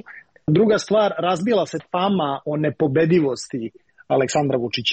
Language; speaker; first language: Serbian; native; Serbian